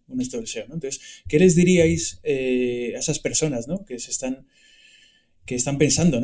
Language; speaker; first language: Spanish; native; Spanish